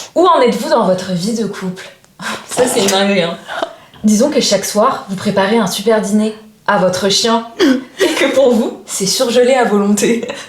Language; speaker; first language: French; native; French